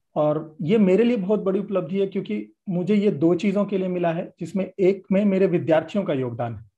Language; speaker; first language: Hindi; native; Hindi